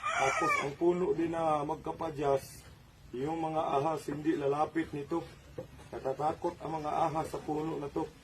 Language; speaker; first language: Filipino; non-native, local second language; Cebuano